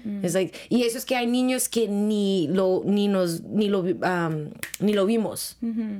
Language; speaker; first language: Spanish; early bilingual, heritage; Spanish